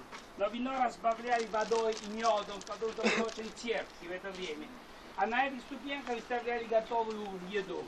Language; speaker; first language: Russian; non-native, fluent; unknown